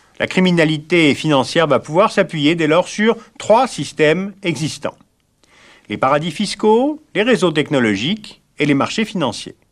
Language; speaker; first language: French; native; French